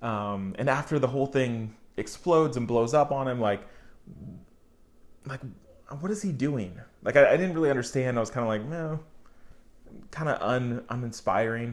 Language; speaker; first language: English; native; English